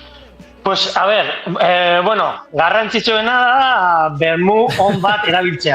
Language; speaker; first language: Basque; non-native, local second language; Spanish